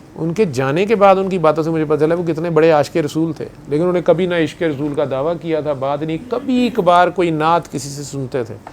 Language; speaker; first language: Urdu; non-native, local second language; Punjabi